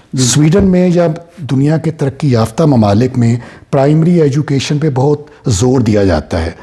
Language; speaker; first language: Urdu; non-native, local second language; Punjabi